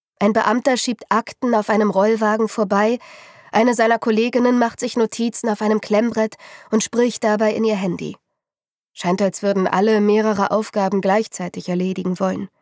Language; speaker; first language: German; native; German